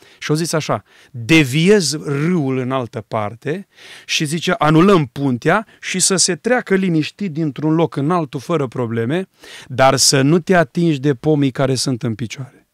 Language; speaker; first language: Romanian; native; Romanian